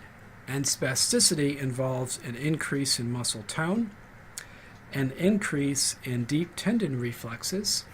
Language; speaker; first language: English; native; English